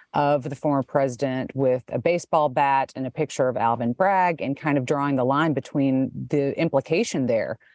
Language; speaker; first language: English; native; English